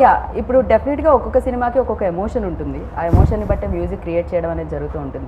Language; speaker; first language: Telugu; native; Telugu